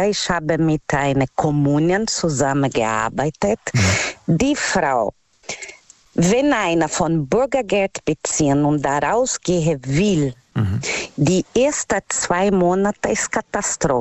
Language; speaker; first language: German; non-native, learner; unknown